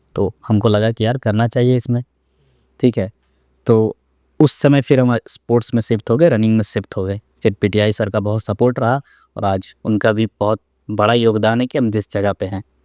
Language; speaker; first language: Hindi; native; Hindi